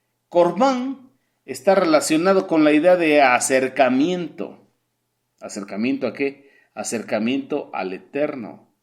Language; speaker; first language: Spanish; native; Spanish